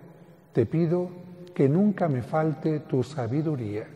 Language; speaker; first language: Spanish; native; Spanish